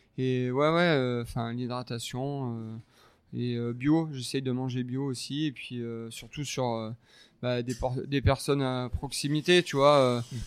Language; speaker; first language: French; native; French